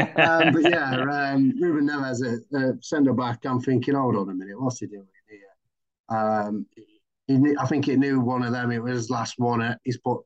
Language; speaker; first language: English; native; English